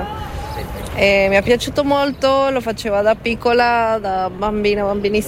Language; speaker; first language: Italian; non-native, fluent; Spanish